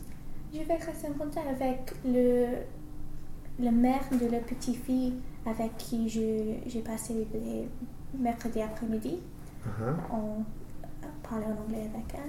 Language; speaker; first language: French; non-native, learner; English